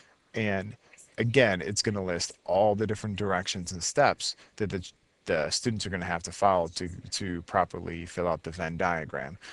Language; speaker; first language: English; native; English